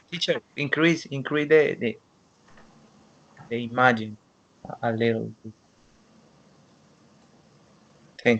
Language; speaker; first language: English; non-native, learner; Spanish